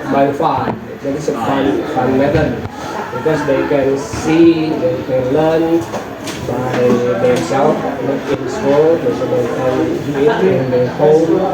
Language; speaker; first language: English; non-native, learner; Indonesian